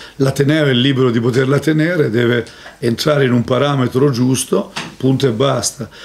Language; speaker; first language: Italian; native; Italian